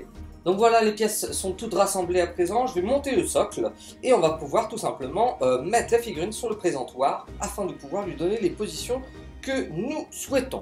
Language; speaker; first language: French; native; French